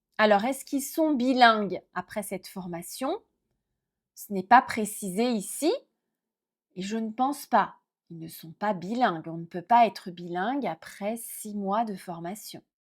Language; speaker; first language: French; native; French